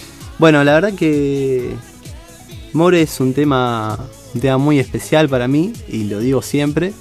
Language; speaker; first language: Spanish; native; Spanish